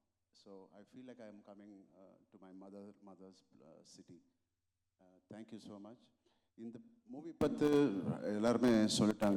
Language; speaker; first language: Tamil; non-native, local second language; Telugu